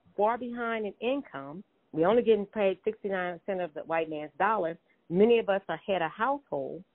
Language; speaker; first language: English; native; English